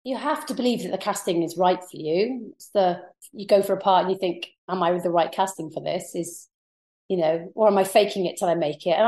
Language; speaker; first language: English; native; English